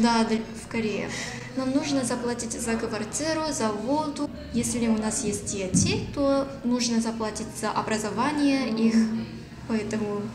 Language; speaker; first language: Russian; non-native, learner; Korean